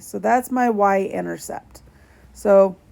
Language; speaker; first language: English; native; English